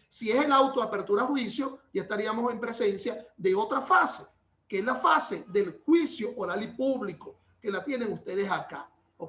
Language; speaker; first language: Spanish; native; Spanish